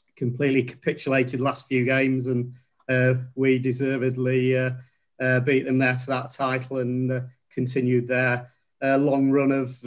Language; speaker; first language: English; native; English